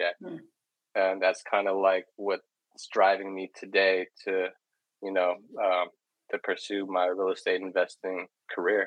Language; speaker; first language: English; native; English